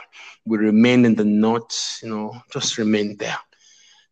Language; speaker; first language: English; non-native, local second language; Igbo